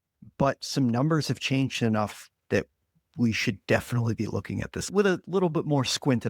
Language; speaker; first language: English; native; English